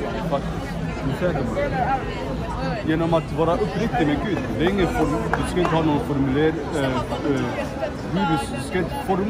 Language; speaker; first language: Swedish; non-native, fluent; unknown